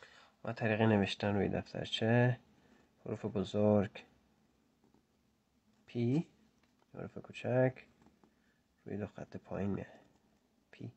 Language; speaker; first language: Persian; native; Persian